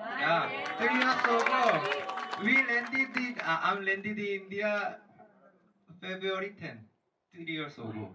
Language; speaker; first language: English; non-native, learner; Korean